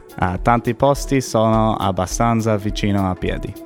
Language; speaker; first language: Italian; non-native, learner; English